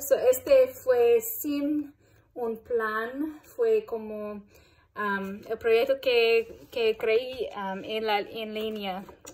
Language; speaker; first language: Spanish; non-native, fluent; English